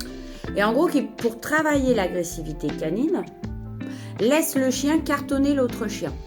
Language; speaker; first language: French; native; French